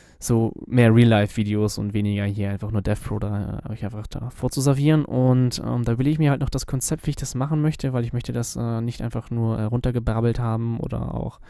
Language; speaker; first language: German; native; German